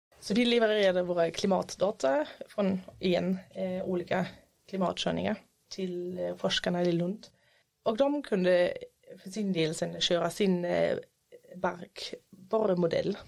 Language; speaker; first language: Swedish; non-native, fluent; German